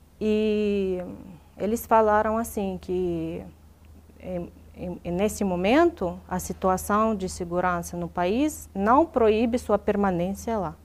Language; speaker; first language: Portuguese; non-native, fluent; Russian